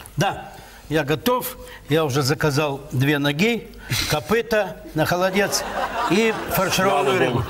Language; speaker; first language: Russian; native; Russian